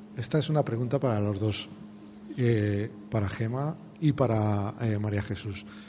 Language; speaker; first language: Spanish; native; Spanish